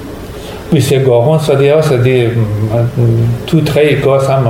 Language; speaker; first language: Danish; non-native, learner; Persian